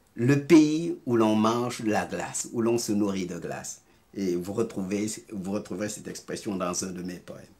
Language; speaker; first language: French; non-native, local second language; Serer